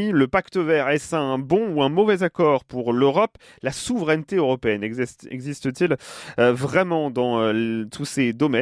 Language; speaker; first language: French; native; French